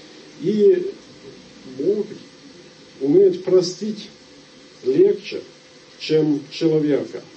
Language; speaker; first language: Russian; non-native, fluent; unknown